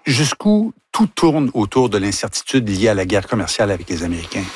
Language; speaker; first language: French; native; French